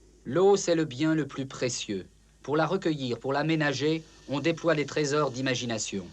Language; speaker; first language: French; native; French